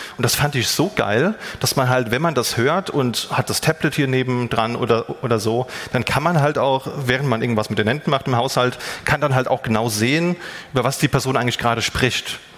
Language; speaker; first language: German; native; German